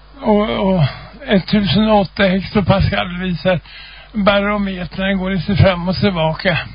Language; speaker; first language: Swedish; native; Swedish